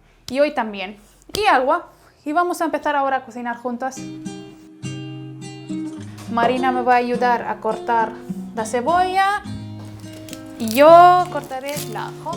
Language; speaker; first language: Spanish; non-native, fluent; Arabic